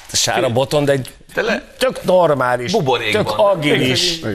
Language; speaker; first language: Hungarian; native; Hungarian